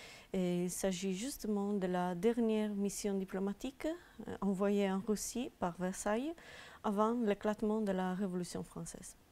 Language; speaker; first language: French; non-native, fluent; Italian